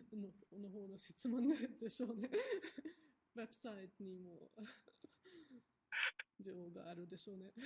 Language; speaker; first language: Japanese; non-native, fluent; German